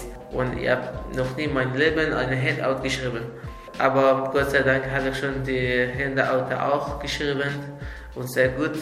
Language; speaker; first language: German; non-native, learner; Azerbaijani